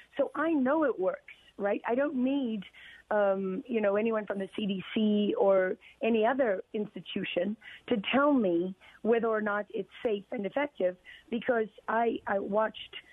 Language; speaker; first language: English; native; English